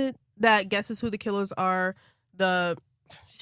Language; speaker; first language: English; native; English